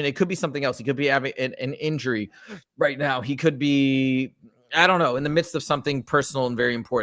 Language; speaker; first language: English; native; English